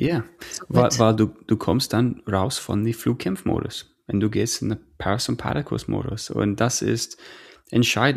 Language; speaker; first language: German; non-native, fluent; English